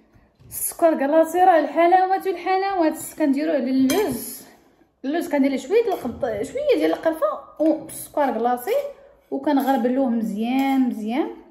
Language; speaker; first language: Arabic; native; Arabic